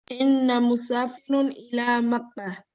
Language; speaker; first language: Arabic; non-native, learner; English